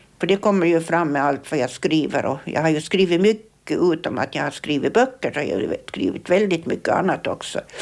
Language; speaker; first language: Swedish; native; Swedish